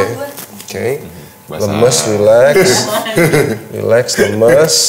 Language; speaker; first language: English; early bilingual, other home language; Indonesian